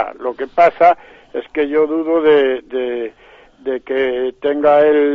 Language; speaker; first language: Spanish; native; Spanish